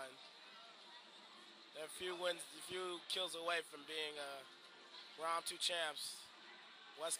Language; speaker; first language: English; native; English